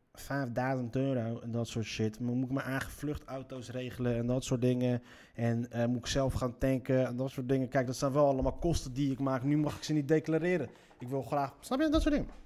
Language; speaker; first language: Dutch; early bilingual, other home language; Riffian